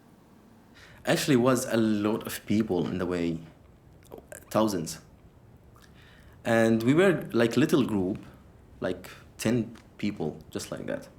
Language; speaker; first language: English; non-native, fluent; Arabic